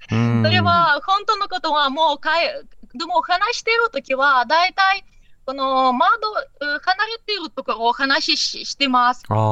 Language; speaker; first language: Japanese; non-native, learner; Ukrainian